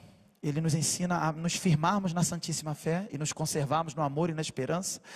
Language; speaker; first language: Portuguese; native; Portuguese